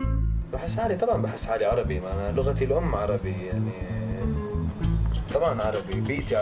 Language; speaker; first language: Arabic; native; Arabic